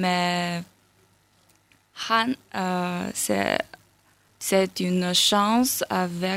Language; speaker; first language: French; non-native, learner; Chinese